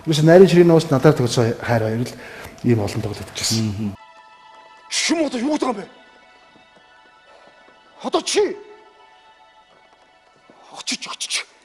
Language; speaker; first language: Mongolian; native; Mongolian